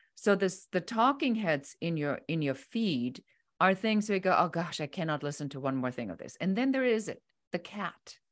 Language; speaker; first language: English; non-native, fluent; German